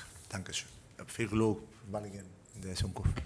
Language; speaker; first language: German; non-native, learner; Spanish